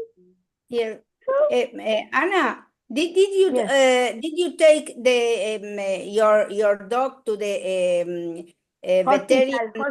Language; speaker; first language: English; non-native, learner; Spanish